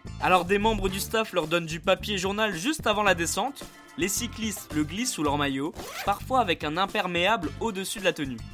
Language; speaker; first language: French; native; French